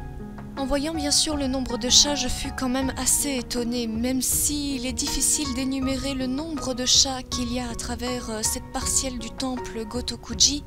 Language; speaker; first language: French; native; French